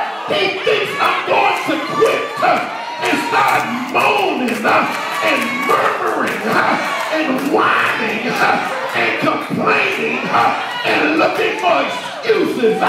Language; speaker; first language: English; native; English